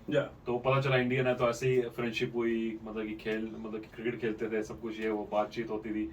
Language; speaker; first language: Hindi; native; Hindi